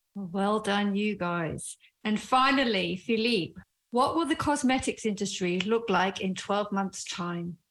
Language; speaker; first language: English; native; English